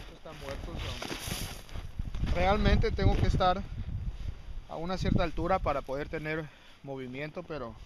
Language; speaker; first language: Spanish; early bilingual, heritage; Spanish